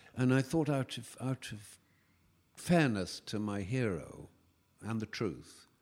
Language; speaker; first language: English; native; English